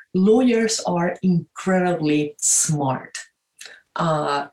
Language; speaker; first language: English; non-native, fluent; Spanish